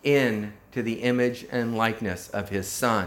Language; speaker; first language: English; native; English